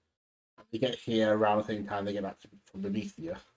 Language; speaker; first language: English; native; English